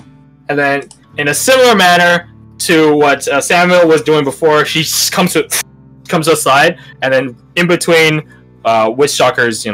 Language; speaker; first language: English; native; English